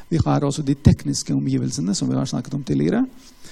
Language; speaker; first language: Norwegian; non-native, fluent; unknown